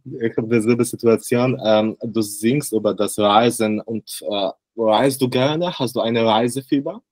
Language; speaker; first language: German; non-native, learner; Polish